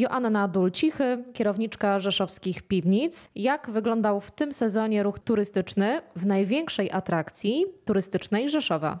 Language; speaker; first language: Polish; native; Polish